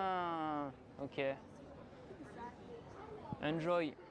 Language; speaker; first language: English; non-native, learner; French